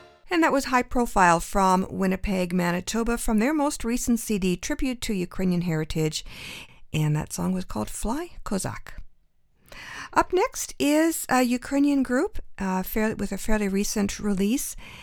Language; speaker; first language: English; early bilingual, other home language; Ukrainian